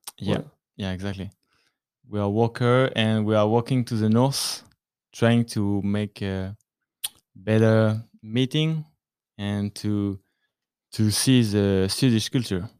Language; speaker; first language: English; non-native, learner; French